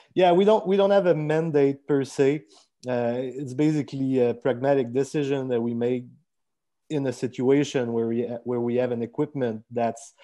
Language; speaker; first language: English; non-native, fluent; French